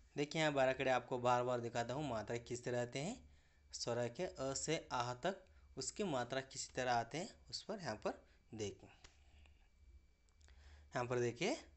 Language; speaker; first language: Hindi; non-native, local second language; Kannada